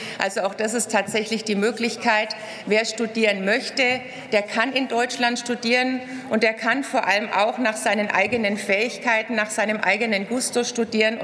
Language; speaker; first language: German; native; German